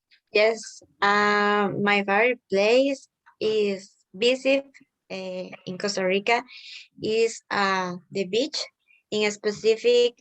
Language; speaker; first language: English; non-native, learner; Spanish